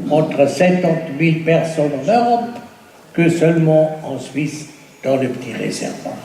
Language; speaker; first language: French; non-native, fluent; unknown